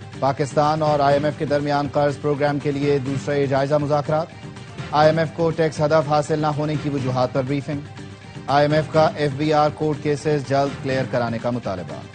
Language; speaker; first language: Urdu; native; Urdu